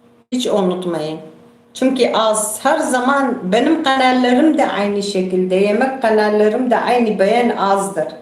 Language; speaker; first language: Turkish; non-native, local second language; Kurdish